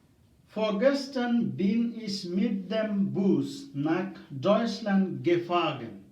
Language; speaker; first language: German; non-native, fluent; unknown